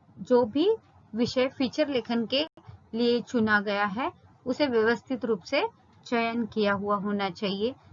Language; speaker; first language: Hindi; non-native, local second language; Marathi